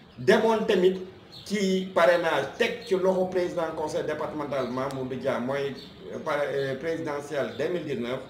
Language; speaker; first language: Wolof; non-native, local second language; Fula